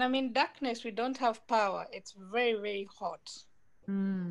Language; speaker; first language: English; non-native, local second language; Kikuyu